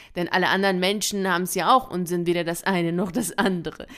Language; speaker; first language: German; early bilingual, other home language; Persian